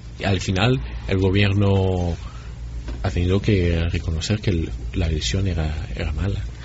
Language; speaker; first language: Spanish; non-native, fluent; French